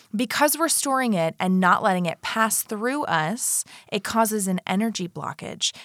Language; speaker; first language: English; native; English